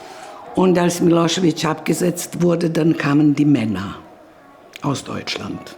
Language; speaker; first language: German; non-native, fluent; Serbian